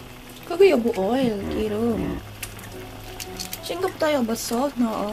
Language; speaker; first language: Korean; non-native, learner; Filipino